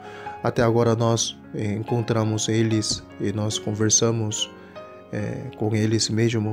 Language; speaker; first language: Portuguese; non-native, fluent; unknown